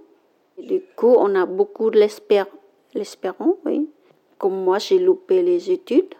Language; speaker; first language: French; non-native, learner; Khmer